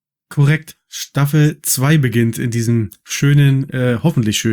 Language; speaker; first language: German; native; German